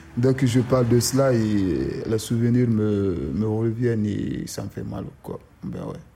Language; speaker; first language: French; non-native, local second language; Susu